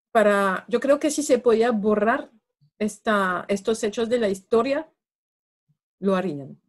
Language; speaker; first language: Spanish; non-native, fluent; French